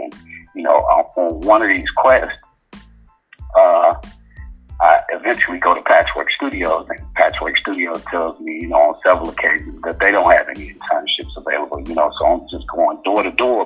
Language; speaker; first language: English; native; English